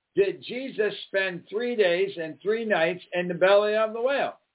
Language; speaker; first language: English; native; English